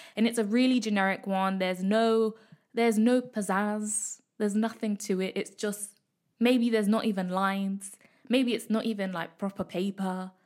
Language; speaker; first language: English; native; English